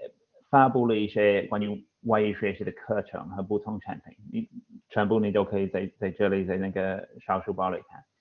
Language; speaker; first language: Chinese; non-native, fluent; English